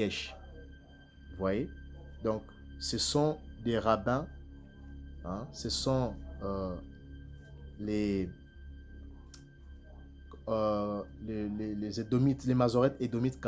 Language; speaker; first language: French; non-native, local second language; Kongo